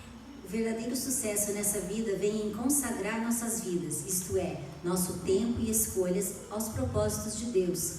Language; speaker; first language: Portuguese; native; Portuguese